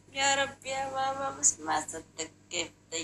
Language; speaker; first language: Arabic; non-native, learner; Oromo